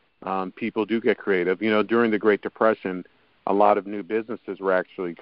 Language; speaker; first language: English; native; English